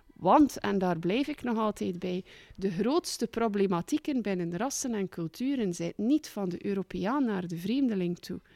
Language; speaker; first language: Dutch; native; Dutch